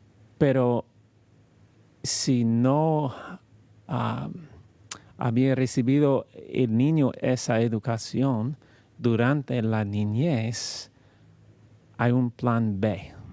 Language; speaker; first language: Spanish; non-native, learner; English